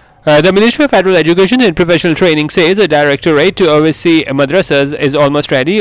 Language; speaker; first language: English; non-native, local second language; Urdu